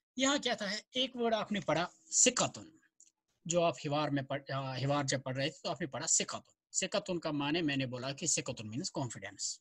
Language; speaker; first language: Hindi; non-native, local second language; Kashmiri